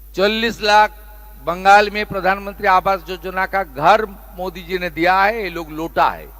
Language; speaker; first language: Hindi; non-native, local second language; Bangla